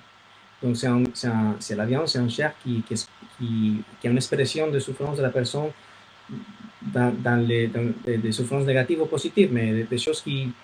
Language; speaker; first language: French; non-native, fluent; Spanish